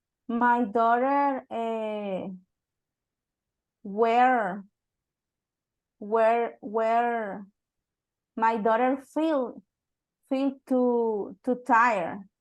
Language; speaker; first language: English; non-native, learner; Spanish